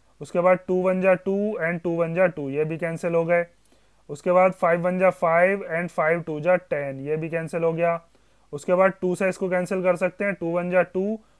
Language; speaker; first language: Hindi; native; Hindi